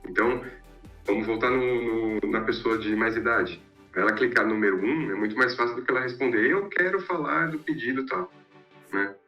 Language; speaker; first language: Portuguese; native; Portuguese